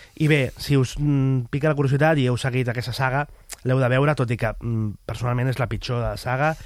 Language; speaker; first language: Catalan; native; Catalan